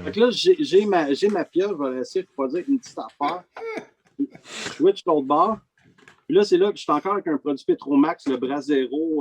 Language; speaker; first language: French; native; French